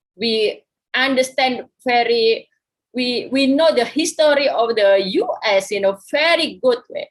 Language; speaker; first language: English; non-native, fluent; Indonesian